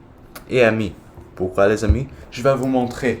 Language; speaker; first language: French; non-native, learner; English